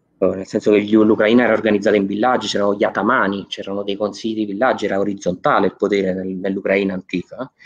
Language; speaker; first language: Italian; native; Italian